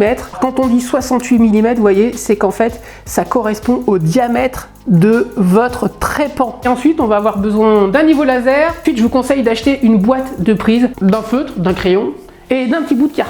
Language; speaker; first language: French; native; French